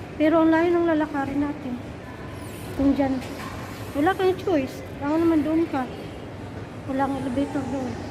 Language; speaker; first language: Filipino; non-native, local second language; Cebuano